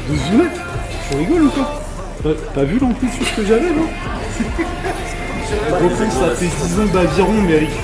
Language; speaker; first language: French; native; French